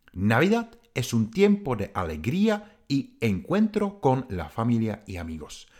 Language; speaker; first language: Spanish; non-native, fluent; Czech